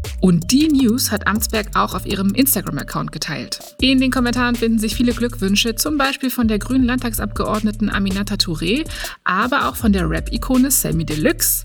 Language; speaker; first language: German; native; German